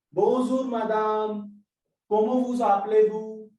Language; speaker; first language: French; non-native, learner; Hindi